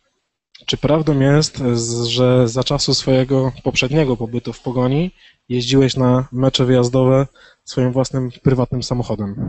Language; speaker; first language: Polish; native; Polish